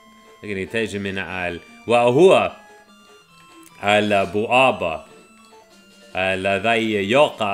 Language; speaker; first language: Arabic; non-native, learner; English